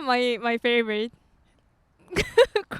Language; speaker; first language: English; non-native, learner; Korean